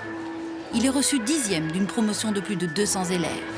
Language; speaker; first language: French; native; French